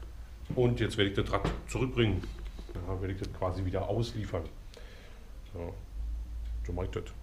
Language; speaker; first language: German; native; German